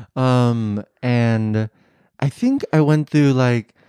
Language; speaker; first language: English; native; English